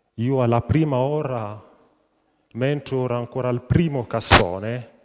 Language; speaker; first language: Italian; non-native, fluent; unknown